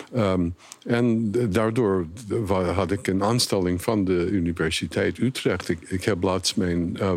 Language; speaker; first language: Dutch; non-native, fluent; English